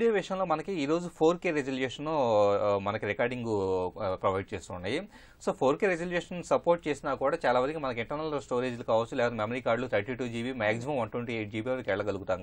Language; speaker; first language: Telugu; native; Telugu